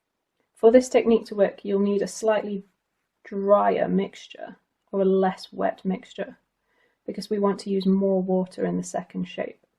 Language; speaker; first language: English; native; English